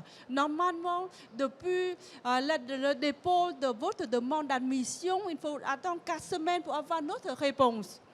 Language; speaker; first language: French; non-native, fluent; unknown